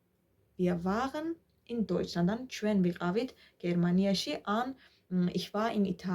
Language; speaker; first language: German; non-native, fluent; Georgian